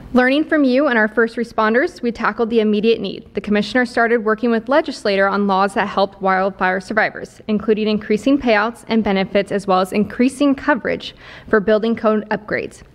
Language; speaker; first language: English; native; English